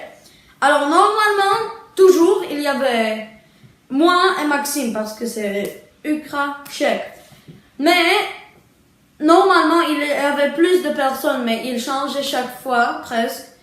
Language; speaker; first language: French; early bilingual, other home language; Czech